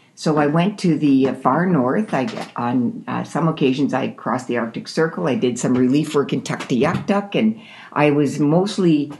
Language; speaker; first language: English; native; English